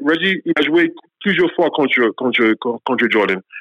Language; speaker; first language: French; non-native, fluent; English